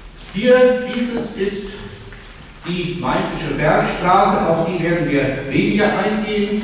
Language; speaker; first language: German; native; German